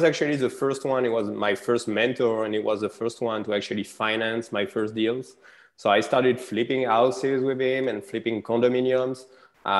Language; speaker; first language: English; non-native, fluent; French